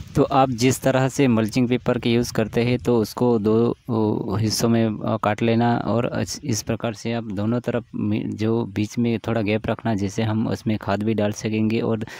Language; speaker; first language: Hindi; native; Hindi